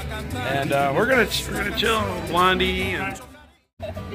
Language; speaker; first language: English; native; English